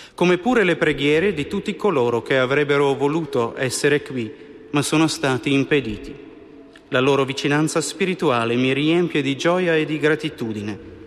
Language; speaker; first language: Italian; non-native, fluent; Slovenian